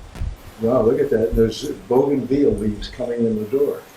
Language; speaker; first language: English; native; English